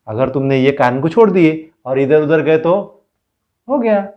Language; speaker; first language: Hindi; non-native, local second language; Marathi